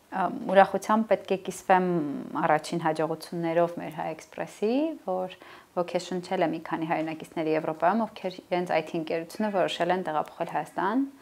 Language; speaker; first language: Armenian; native; Armenian